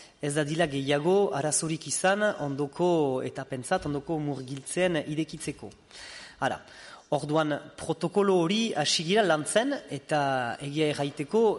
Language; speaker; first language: Basque; native; Basque